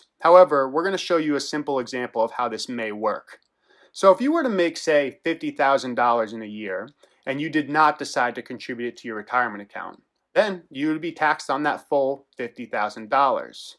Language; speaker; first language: English; native; English